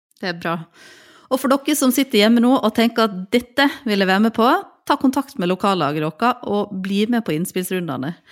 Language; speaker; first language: Norwegian; native; Norwegian